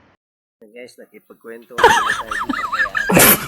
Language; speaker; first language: Filipino; native; Filipino